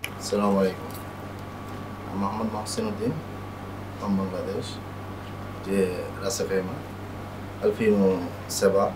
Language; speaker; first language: Arabic; non-native, learner; Bangla